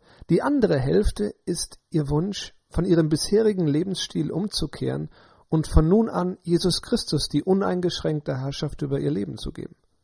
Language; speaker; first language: German; native; German